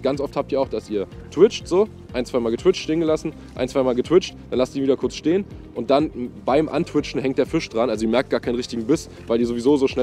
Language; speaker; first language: German; native; German